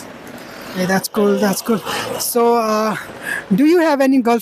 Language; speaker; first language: English; non-native, learner; Hindi